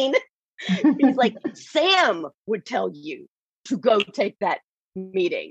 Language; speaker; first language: English; native; English